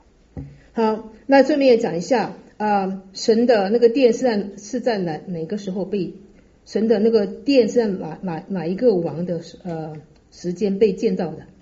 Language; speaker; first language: Chinese; native; Chinese